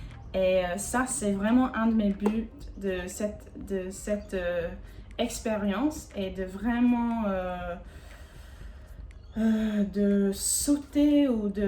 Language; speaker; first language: French; non-native, fluent; English